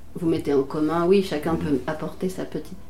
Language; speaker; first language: French; native; French